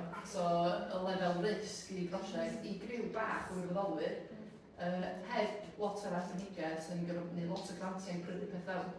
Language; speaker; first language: Welsh; native; Welsh